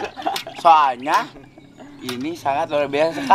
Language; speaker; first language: Indonesian; non-native, local second language; Sundanese